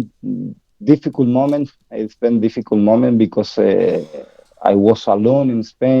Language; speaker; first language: English; non-native, learner; Spanish